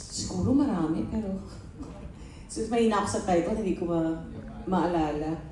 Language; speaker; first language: Filipino; native; Filipino